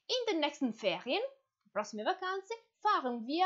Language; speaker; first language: German; non-native, fluent; Italian